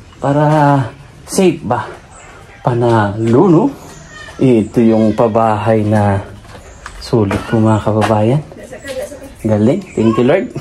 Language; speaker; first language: Filipino; non-native, local second language; Cebuano